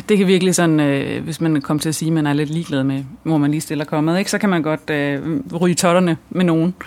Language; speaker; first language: Danish; native; Danish